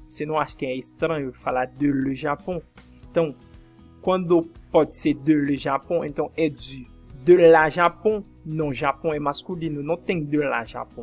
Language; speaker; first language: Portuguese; non-native, fluent; French